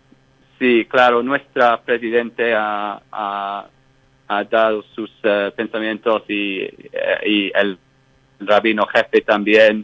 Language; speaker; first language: Spanish; non-native, fluent; English